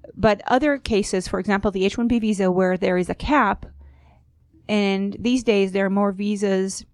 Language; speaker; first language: English; non-native, fluent; Hebrew